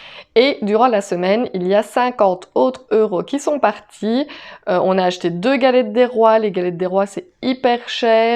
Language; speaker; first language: French; native; French